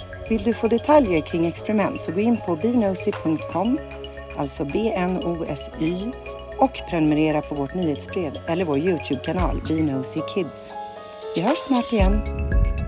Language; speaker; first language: Swedish; native; Swedish